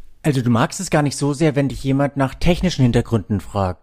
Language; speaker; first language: German; native; German